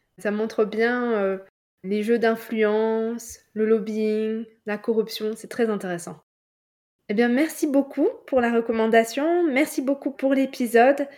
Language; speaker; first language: French; native; French